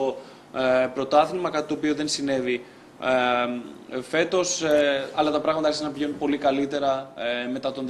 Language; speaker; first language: Greek; native; Greek